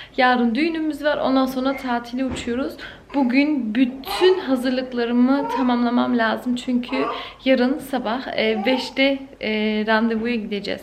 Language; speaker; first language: Turkish; early bilingual, heritage; Turkish